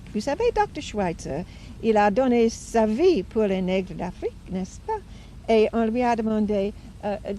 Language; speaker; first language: French; non-native, fluent; English